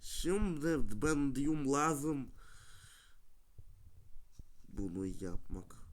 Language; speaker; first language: Turkish; non-native, learner; Russian